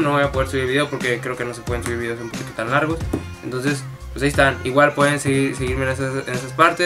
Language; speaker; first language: Spanish; native; Spanish